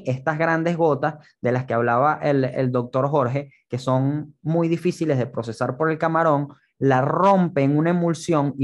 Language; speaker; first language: Spanish; native; Spanish